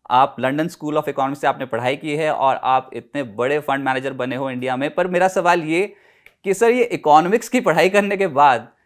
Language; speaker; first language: Hindi; native; Hindi